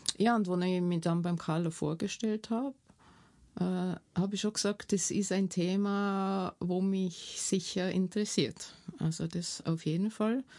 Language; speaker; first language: German; native; German